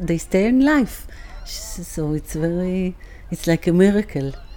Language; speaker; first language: English; non-native, learner; Hebrew